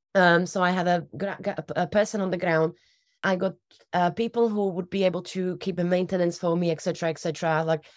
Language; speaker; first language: English; non-native, fluent; Slovak